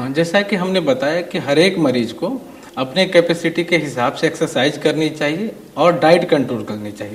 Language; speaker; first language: Hindi; native; Hindi